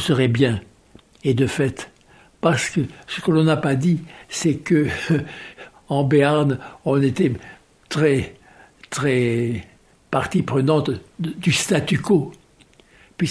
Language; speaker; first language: French; native; French